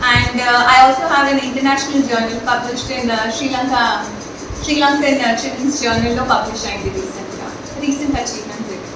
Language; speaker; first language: English; non-native, local second language; Telugu